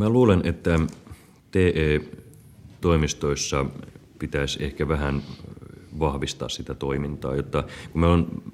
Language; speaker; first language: Finnish; native; Finnish